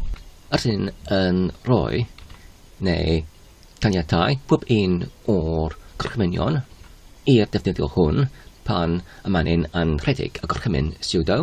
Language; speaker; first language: Welsh; non-native, local second language; English